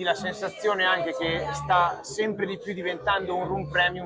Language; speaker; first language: Italian; native; Italian